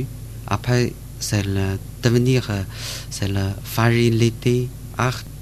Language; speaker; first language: French; non-native, learner; Chinese